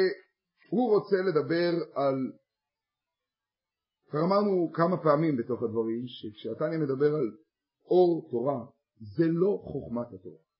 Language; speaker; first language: Hebrew; native; Hebrew